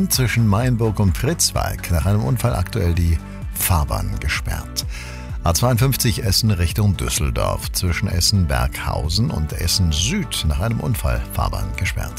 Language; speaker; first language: German; native; German